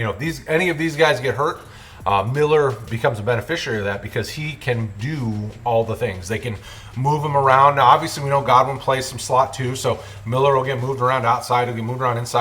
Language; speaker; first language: English; native; English